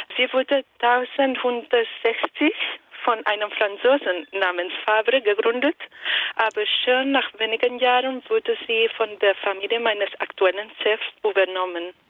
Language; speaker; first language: German; non-native, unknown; Italian